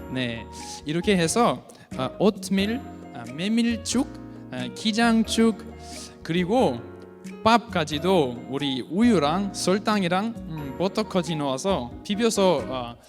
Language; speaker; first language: Korean; non-native, fluent; Russian